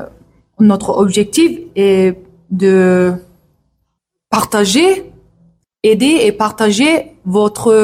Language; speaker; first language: French; non-native, learner; English